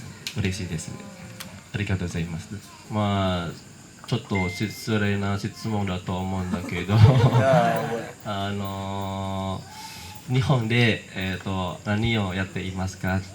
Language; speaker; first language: Japanese; non-native, learner; Indonesian